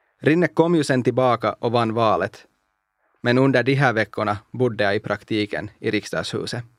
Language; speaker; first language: Swedish; non-native, local second language; Finnish